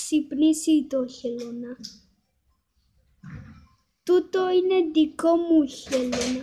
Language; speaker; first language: Greek; early bilingual, heritage; Greek